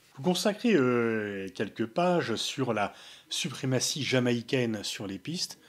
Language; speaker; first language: French; native; French